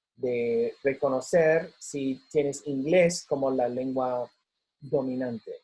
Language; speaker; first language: Spanish; non-native, fluent; English